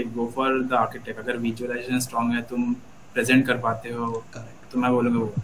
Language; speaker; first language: Hindi; native; Hindi